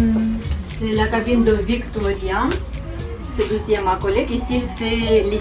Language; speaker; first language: French; non-native, learner; Russian